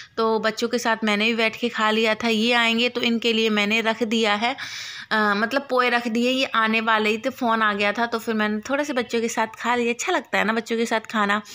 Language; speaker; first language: Hindi; native; Hindi